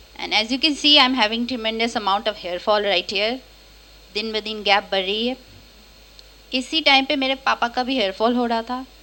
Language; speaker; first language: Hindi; non-native, local second language; Bangla